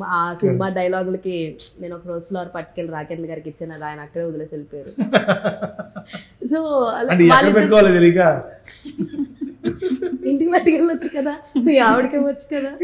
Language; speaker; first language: Telugu; native; Telugu